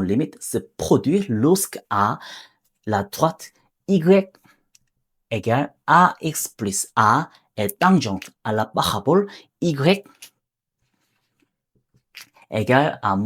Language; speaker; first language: French; non-native, learner; Korean